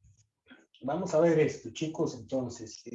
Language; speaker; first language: Spanish; native; Spanish